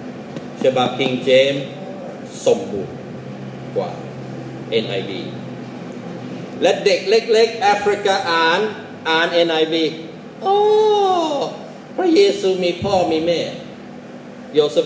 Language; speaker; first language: Thai; non-native, fluent; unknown